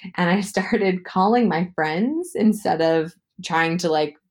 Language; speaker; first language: English; native; English